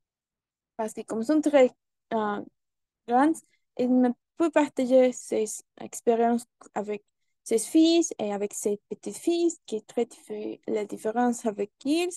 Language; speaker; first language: French; non-native, learner; Spanish